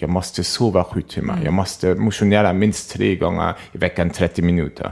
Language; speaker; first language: Swedish; non-native, fluent; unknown